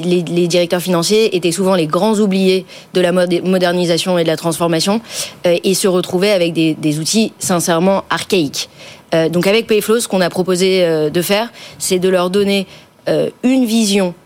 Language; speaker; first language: French; native; French